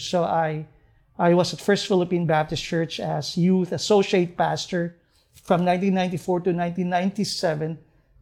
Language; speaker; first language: English; non-native, local second language; Hiligaynon